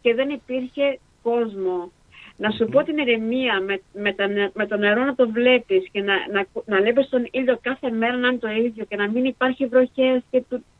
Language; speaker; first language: Greek; early bilingual, heritage; Greek